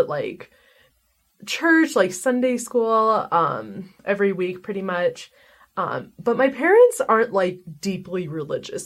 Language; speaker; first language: English; native; English